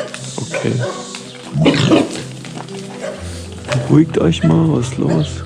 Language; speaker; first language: German; native; German